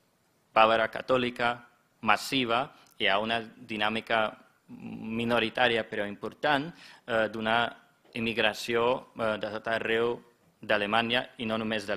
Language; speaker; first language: Catalan; non-native, fluent; German